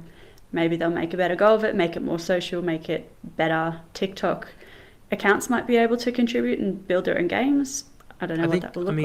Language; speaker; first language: English; native; English